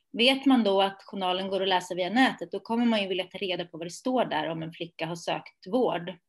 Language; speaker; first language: Swedish; native; Swedish